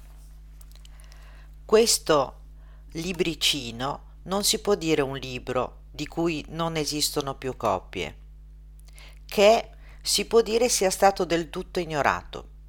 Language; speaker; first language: Italian; native; Italian